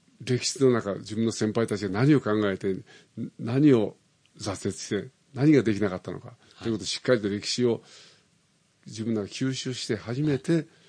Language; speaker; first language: Japanese; native; Japanese